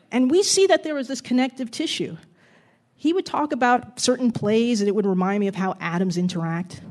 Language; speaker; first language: English; native; English